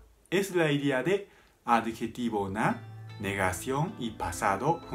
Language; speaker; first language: Spanish; non-native, fluent; Japanese